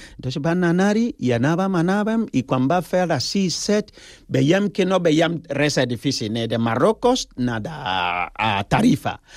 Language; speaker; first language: Catalan; non-native, fluent; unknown